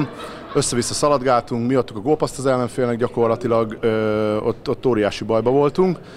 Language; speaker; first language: Hungarian; native; Hungarian